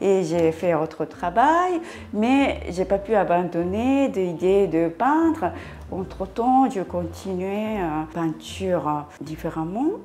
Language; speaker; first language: French; non-native, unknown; Japanese